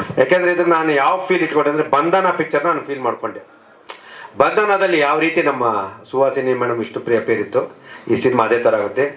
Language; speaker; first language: Kannada; native; Kannada